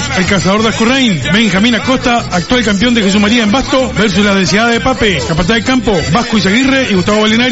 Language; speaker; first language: Spanish; native; Spanish